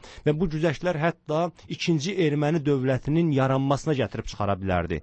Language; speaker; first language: Azerbaijani; native; Azerbaijani